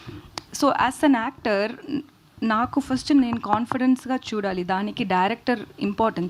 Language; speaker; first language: Telugu; non-native, learner; Tamil